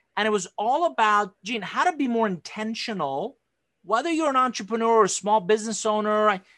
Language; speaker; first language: English; non-native, fluent; Persian